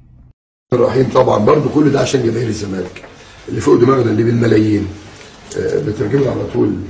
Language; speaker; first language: Arabic; native; Arabic